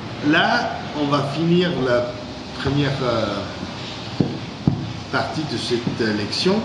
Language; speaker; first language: French; non-native, fluent; English